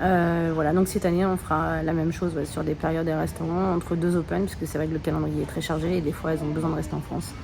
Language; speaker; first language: French; native; French